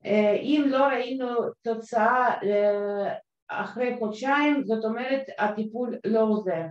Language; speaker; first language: Hebrew; non-native, fluent; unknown